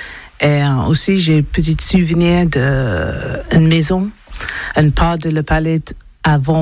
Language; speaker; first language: French; non-native, learner; English